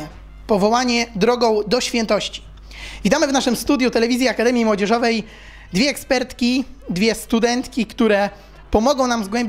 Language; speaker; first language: Polish; native; Polish